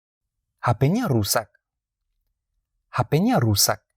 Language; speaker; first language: Indonesian; non-native, fluent; French